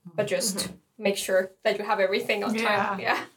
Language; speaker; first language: English; non-native, fluent; Spanish